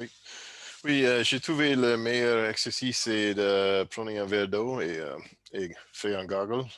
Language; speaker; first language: French; non-native, fluent; English